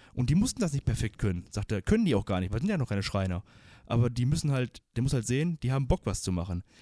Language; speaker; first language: German; early bilingual, other home language; Turkish